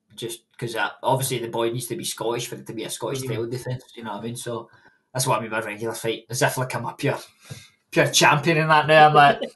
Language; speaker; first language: English; native; English